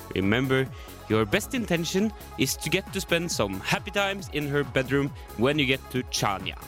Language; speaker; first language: English; non-native, fluent; Norwegian